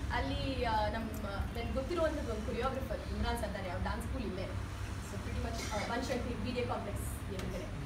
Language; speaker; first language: Kannada; non-native, local second language; Tamil